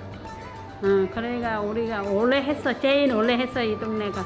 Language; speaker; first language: Korean; non-native, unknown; Vietnamese